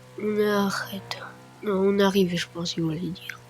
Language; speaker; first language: French; native; French